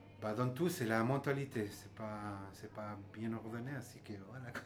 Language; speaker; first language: French; non-native, learner; Spanish